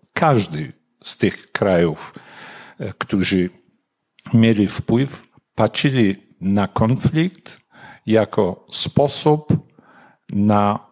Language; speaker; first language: Polish; non-native, fluent; Kurdish